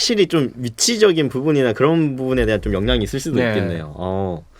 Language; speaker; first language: Korean; native; Korean